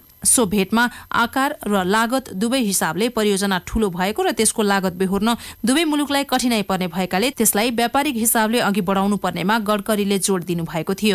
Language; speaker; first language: Nepali; native; Nepali